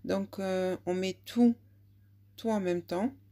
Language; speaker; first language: French; non-native, local second language; Arabic